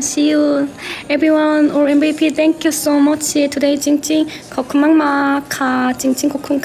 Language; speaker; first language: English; non-native, learner; Korean